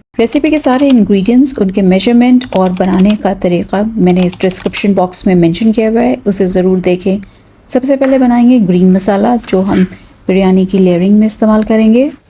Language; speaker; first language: Urdu; native; Urdu